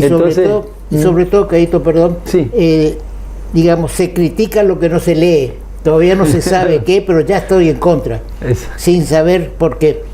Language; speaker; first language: Spanish; native; Spanish